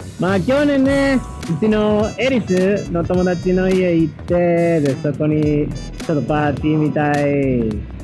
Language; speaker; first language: Japanese; non-native, fluent; Spanish